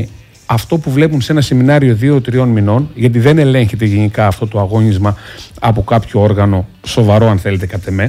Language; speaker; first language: Greek; native; Greek